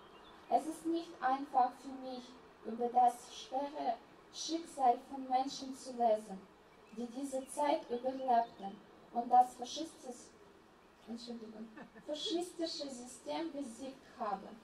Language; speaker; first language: German; non-native, fluent; Russian